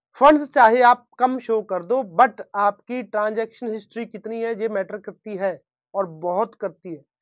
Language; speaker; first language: Hindi; non-native, local second language; Punjabi